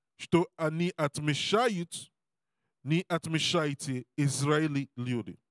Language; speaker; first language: Russian; non-native, learner; English